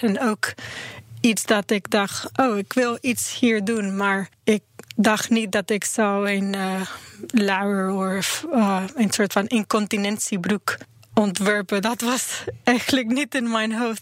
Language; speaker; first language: Dutch; non-native, learner; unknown